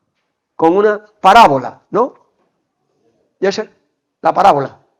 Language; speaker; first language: Spanish; native; Spanish